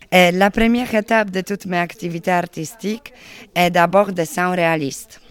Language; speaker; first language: French; non-native, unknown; Polish